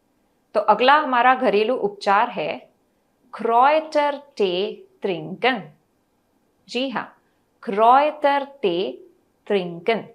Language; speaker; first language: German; non-native, fluent; Hindi